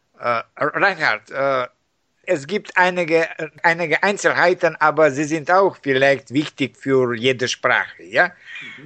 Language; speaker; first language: German; non-native, learner; Russian